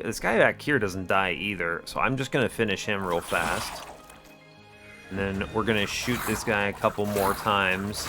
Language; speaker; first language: English; native; English